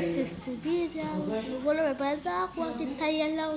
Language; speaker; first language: Spanish; native; Spanish